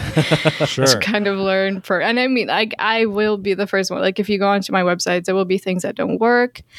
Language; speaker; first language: English; non-native, fluent; Dutch